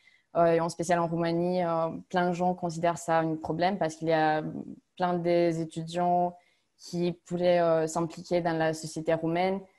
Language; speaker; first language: French; non-native, fluent; Romanian